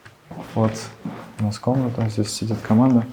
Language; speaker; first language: Russian; non-native, local second language; Uzbek